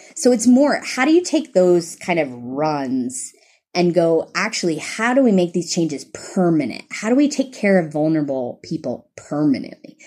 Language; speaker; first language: English; native; English